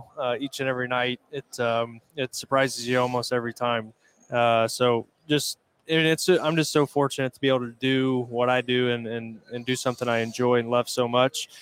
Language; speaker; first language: English; native; English